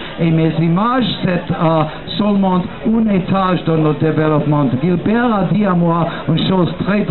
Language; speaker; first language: French; non-native, learner; English